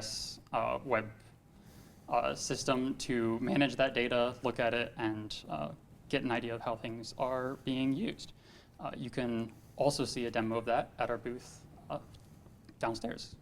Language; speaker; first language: English; native; English